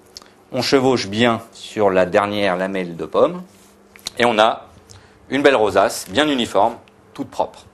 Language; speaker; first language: French; native; French